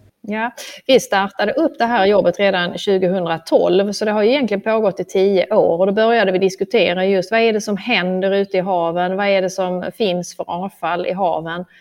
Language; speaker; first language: Swedish; native; Swedish